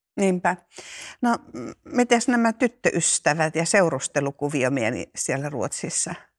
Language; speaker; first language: Finnish; native; Finnish